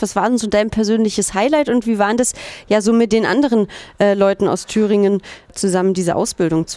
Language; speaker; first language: German; native; German